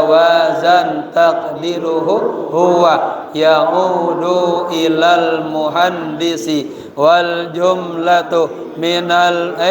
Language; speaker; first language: Arabic; non-native, fluent; Indonesian